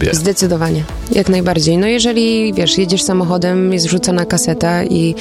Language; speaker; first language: Polish; early bilingual, heritage; Polish